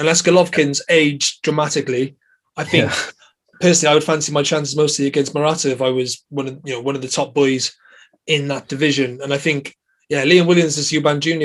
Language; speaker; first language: English; native; English